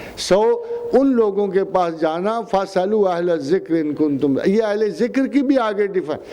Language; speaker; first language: Urdu; non-native, local second language; Punjabi